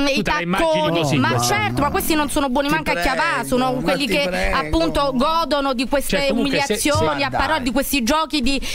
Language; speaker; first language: Italian; native; Italian